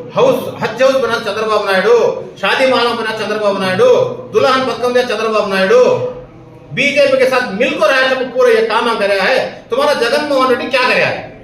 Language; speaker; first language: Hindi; non-native, local second language; Urdu